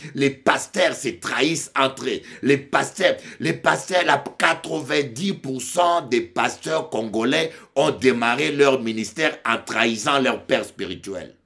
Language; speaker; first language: French; non-native, local second language; Lingala